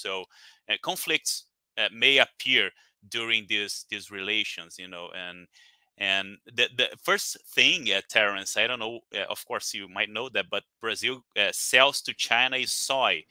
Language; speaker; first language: English; non-native, fluent; Portuguese